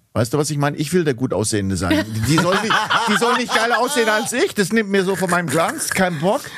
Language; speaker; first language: German; early bilingual, other home language; Greek